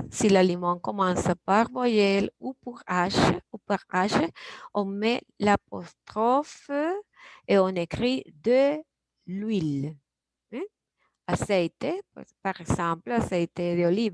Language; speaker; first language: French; non-native, fluent; Spanish